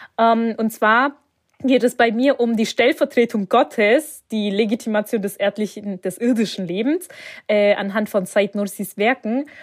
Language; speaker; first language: German; early bilingual, other home language; Turkish